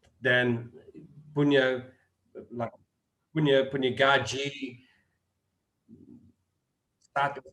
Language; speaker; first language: Indonesian; non-native, learner; English